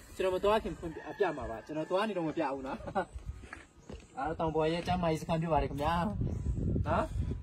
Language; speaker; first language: Burmese; non-native, local second language; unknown